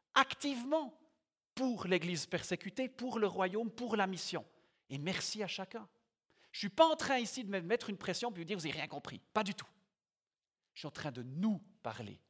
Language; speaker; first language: French; native; French